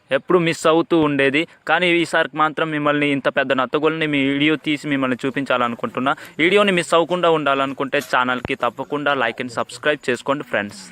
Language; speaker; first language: Telugu; non-native, local second language; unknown